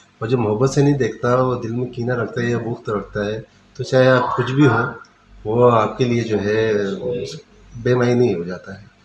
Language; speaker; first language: Urdu; non-native, local second language; Pashto